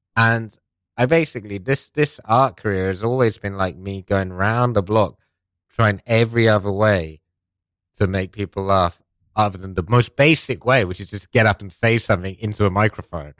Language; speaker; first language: English; non-native, local second language; Persian